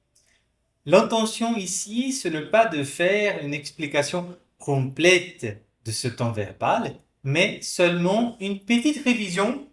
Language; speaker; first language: French; non-native, fluent; Portuguese